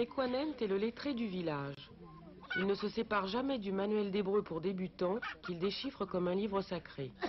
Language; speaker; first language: French; native; French